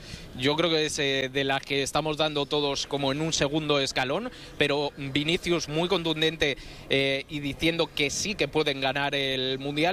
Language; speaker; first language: Spanish; native; Spanish